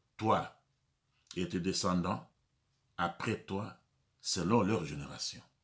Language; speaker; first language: French; non-native, local second language; Lingala